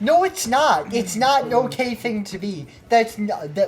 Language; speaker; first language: English; native; English